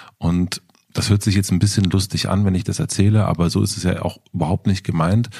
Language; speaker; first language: German; native; German